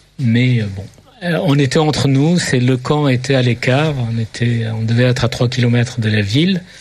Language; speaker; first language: French; early bilingual, other home language; Arabic